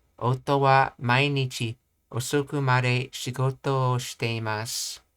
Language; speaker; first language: Japanese; non-native, learner; English